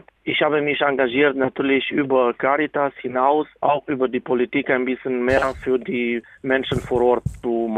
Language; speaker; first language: German; non-native, fluent; Romanian